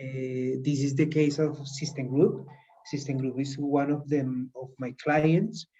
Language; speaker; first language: English; non-native, learner; Spanish